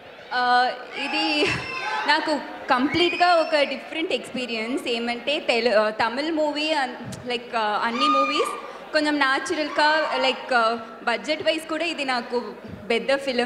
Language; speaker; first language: Telugu; non-native, learner; Tamil